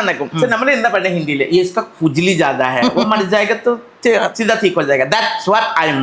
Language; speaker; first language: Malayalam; non-native, fluent; Assamese